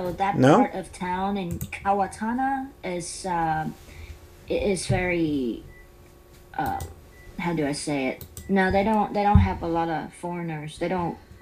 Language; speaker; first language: English; non-native, local second language; Cantonese